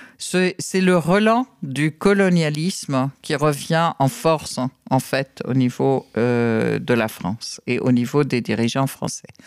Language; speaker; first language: French; non-native, fluent; Arabic